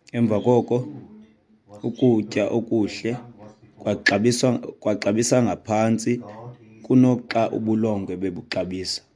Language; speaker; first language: Xhosa; native; Xhosa